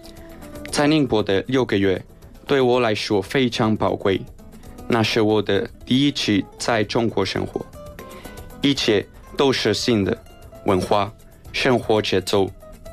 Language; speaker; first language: Chinese; non-native, learner; Spanish